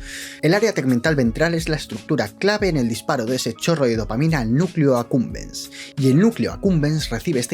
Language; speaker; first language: Spanish; native; Spanish